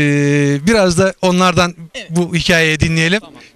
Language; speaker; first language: Turkish; native; Turkish